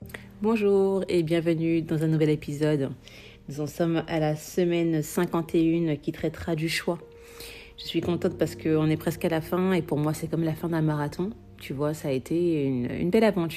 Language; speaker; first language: French; native; French